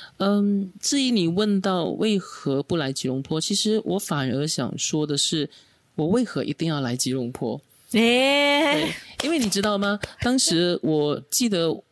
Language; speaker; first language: Chinese; native; Chinese